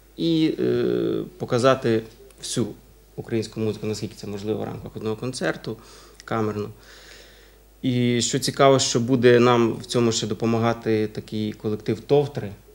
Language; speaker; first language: Ukrainian; native; Ukrainian